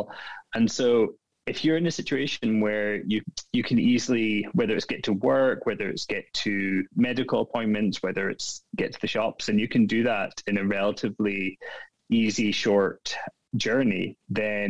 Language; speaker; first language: English; native; English